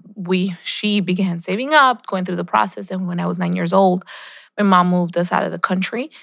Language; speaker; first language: English; early bilingual, other home language; Spanish